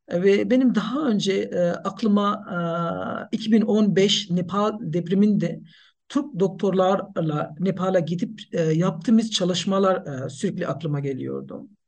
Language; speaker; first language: Turkish; non-native, fluent; Nepali